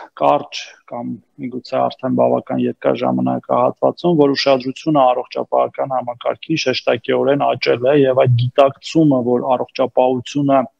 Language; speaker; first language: Armenian; native; Armenian